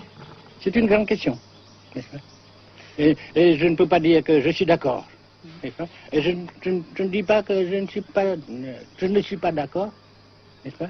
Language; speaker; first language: French; non-native, fluent; Vietnamese